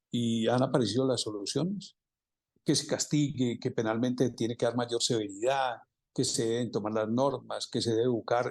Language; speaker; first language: Spanish; native; Spanish